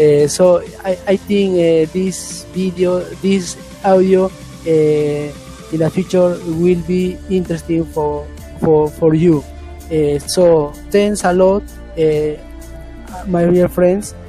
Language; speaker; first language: English; non-native, learner; Spanish